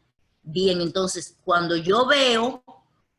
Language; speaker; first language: Spanish; native; Spanish